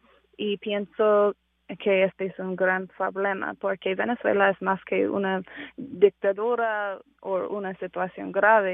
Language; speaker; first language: Spanish; non-native, fluent; English